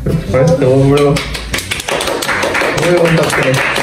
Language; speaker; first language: Spanish; native; Spanish